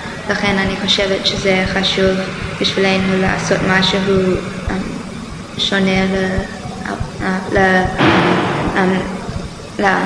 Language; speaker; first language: Hebrew; non-native, learner; English